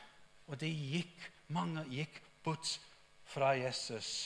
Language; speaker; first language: Norwegian; non-native, fluent; English